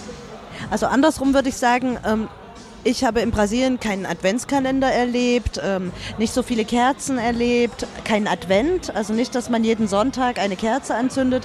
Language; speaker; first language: German; native; German